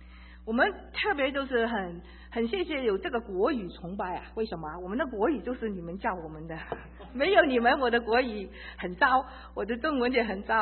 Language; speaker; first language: Chinese; early bilingual, heritage; Chinese